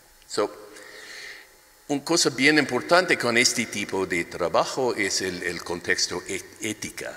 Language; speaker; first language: Spanish; non-native, learner; English